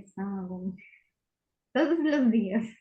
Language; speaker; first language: Portuguese; non-native, fluent; Spanish